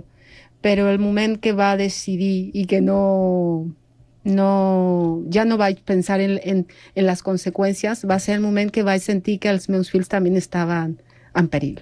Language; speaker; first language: Catalan; non-native, fluent; Spanish